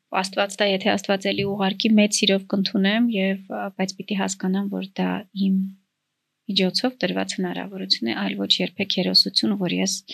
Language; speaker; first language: Armenian; native; Armenian